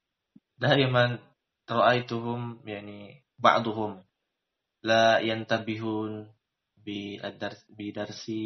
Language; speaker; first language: Arabic; non-native, fluent; Indonesian